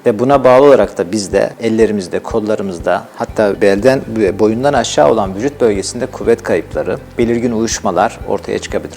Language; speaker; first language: Turkish; native; Turkish